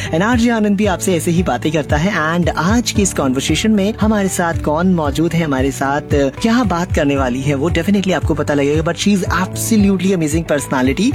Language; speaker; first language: Hindi; native; Hindi